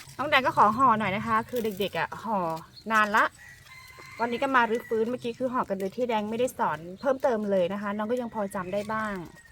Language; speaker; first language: Thai; non-native, local second language; S'gaw Karen